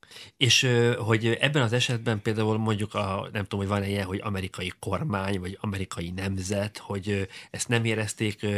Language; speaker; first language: Hungarian; native; Hungarian